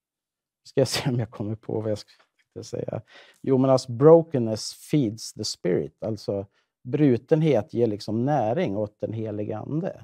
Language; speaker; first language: Swedish; native; Swedish